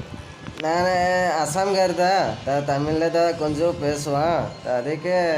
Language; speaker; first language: Tamil; non-native, learner; Assamese